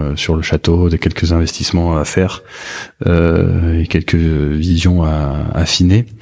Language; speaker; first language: French; native; French